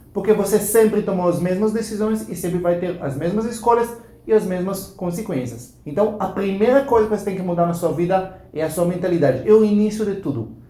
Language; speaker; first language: Portuguese; non-native, fluent; Hebrew